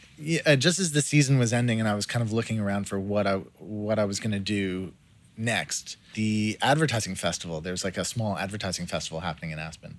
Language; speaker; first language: English; native; English